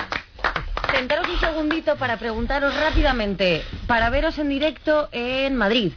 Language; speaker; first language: Spanish; native; Spanish